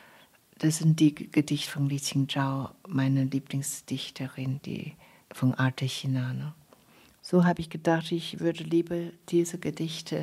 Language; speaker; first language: German; non-native, fluent; Chinese